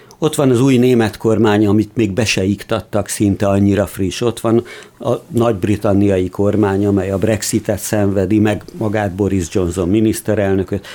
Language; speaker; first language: Hungarian; native; Hungarian